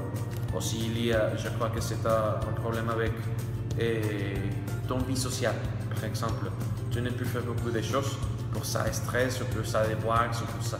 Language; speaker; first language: French; non-native, learner; Spanish